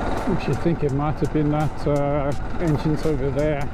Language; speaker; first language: English; native; English